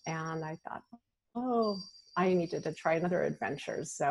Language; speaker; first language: English; native; English